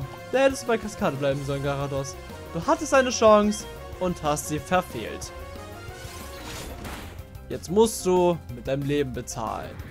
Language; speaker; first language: German; native; German